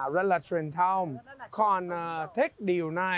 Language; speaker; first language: Vietnamese; non-native, learner; English